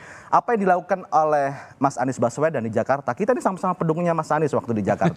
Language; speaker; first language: Indonesian; native; Indonesian